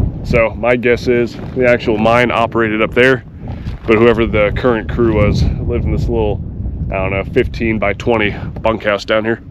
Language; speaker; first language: English; native; English